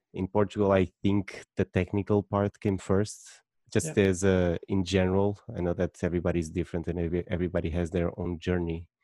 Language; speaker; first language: English; non-native, fluent; Portuguese